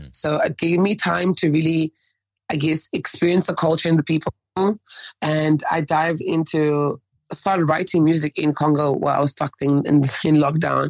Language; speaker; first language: English; early bilingual, other home language; French